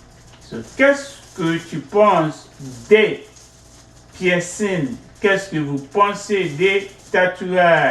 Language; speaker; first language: French; non-native, fluent; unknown